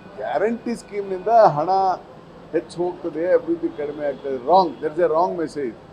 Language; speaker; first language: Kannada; native; Kannada